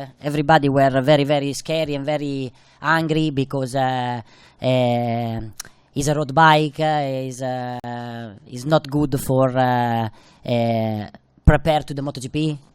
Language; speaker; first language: English; non-native, fluent; Italian